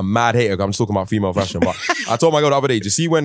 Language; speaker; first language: English; native; English